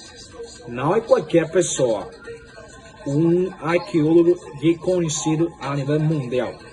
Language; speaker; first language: Portuguese; non-native, fluent; Spanish